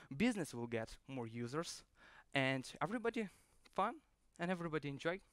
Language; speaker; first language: English; non-native, fluent; Ukrainian